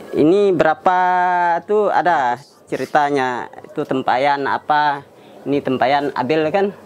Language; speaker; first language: Indonesian; non-native, local second language; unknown